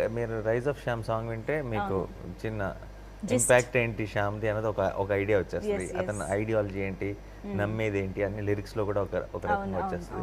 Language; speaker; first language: Telugu; native; Telugu